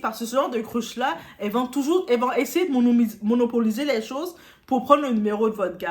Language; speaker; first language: French; native; French